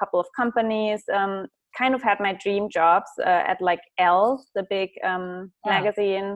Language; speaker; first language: English; non-native, fluent; German